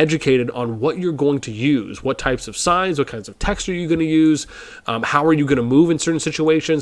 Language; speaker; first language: English; native; English